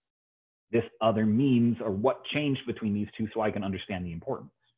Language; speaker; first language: English; native; English